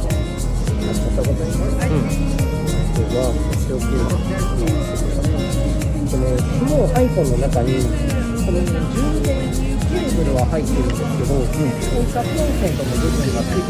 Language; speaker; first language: Japanese; native; Japanese